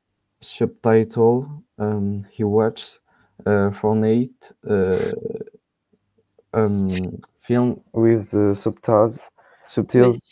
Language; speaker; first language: English; non-native, learner; French